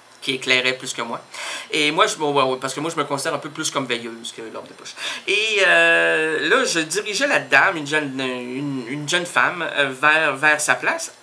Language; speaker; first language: French; native; French